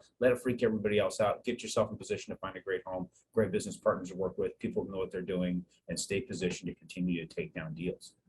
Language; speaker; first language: English; native; English